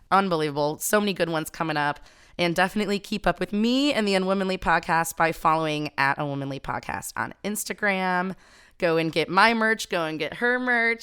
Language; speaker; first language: English; native; English